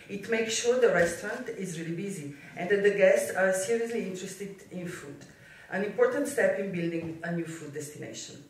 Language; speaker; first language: English; non-native, fluent; Slovenian